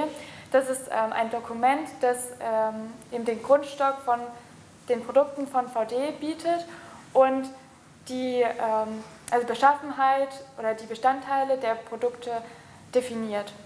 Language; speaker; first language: German; native; German